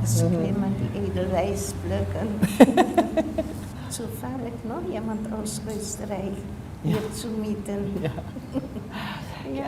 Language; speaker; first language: German; early bilingual, heritage; German